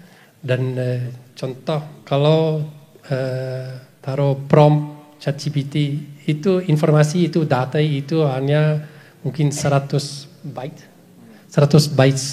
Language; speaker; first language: Indonesian; non-native, fluent; English